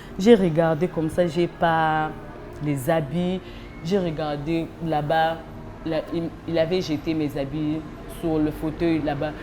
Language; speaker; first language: French; non-native, local second language; Lingala